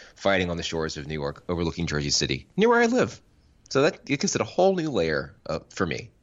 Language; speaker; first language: English; native; English